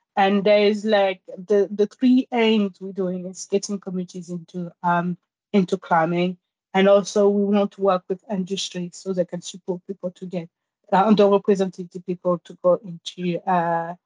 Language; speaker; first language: English; non-native, fluent; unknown